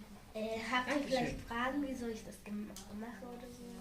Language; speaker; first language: German; early bilingual, other home language; Arabic